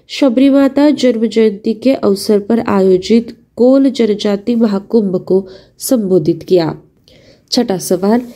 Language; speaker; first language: Hindi; non-native, local second language; Marathi